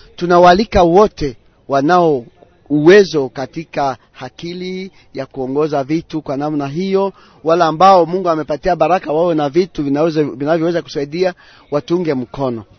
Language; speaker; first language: Swahili; non-native, local second language; Nande